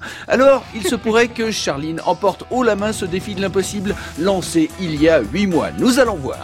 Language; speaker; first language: French; native; French